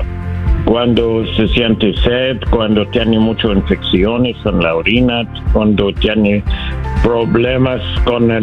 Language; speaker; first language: Spanish; non-native, learner; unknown